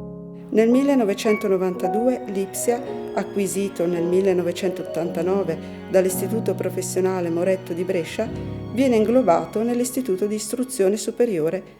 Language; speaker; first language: Italian; native; Italian